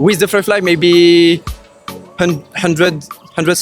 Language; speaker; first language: English; non-native, fluent; French